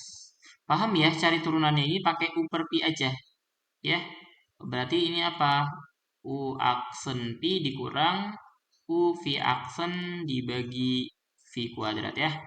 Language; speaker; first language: Indonesian; native; Indonesian